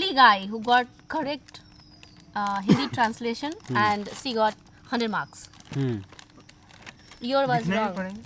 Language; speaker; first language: English; non-native, learner; Hindi